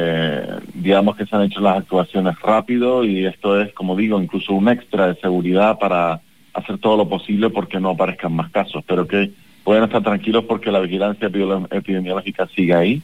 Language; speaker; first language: Spanish; native; Spanish